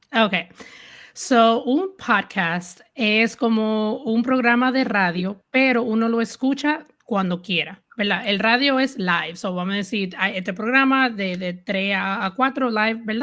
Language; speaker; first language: Spanish; early bilingual, heritage; Spanish